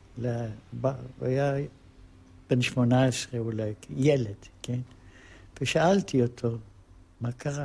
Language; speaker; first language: Hebrew; non-native, fluent; Polish